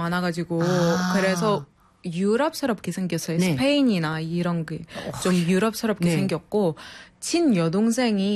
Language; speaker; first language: Korean; non-native, fluent; Arabic